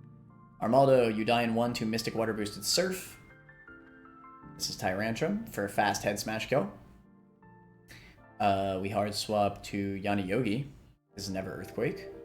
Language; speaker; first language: English; native; English